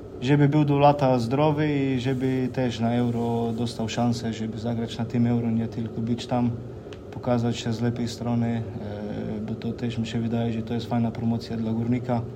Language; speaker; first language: Polish; non-native, fluent; Slovenian